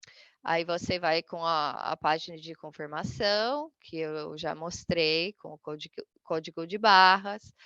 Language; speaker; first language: Portuguese; non-native, fluent; English